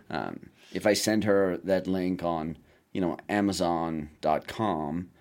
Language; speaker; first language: English; non-native, fluent; German